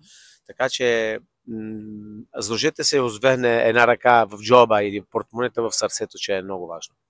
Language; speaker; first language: Bulgarian; non-native, fluent; Italian